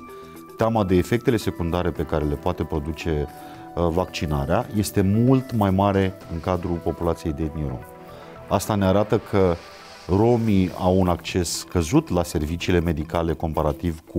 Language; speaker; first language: Romanian; native; Romanian